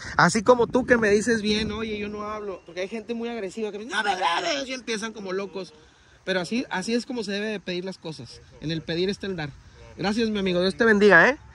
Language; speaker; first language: Spanish; native; Spanish